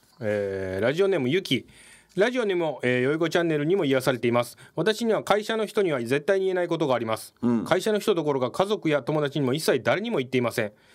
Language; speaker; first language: Japanese; native; Japanese